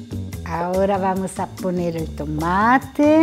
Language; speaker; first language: Spanish; non-native, fluent; Portuguese